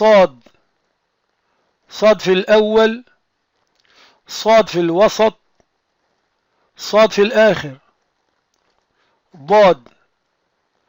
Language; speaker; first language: Arabic; non-native, fluent; French